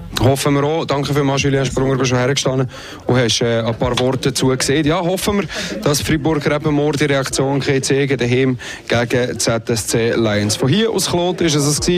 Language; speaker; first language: German; native; German